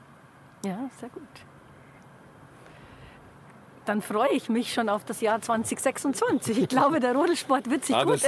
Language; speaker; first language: German; native; German